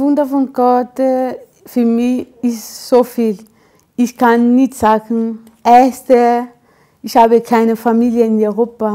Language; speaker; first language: German; non-native, learner; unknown